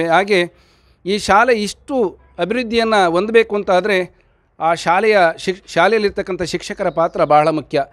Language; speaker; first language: Kannada; native; Kannada